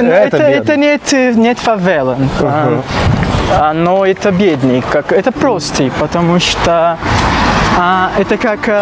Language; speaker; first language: Russian; non-native, learner; Portuguese